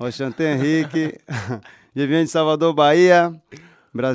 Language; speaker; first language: French; non-native, learner; Portuguese